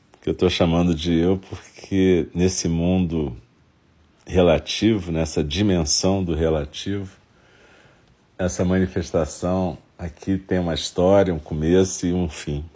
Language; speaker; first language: Portuguese; native; Portuguese